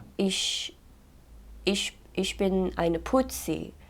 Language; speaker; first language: German; non-native, learner; English